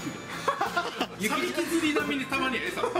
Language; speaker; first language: Japanese; native; Japanese